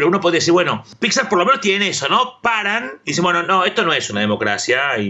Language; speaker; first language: Spanish; native; Spanish